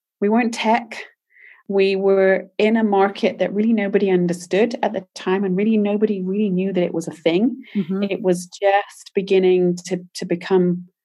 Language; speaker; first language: English; native; English